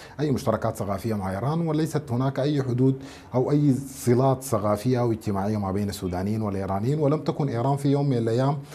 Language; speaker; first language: Arabic; native; Arabic